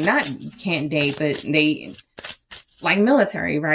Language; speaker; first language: English; native; English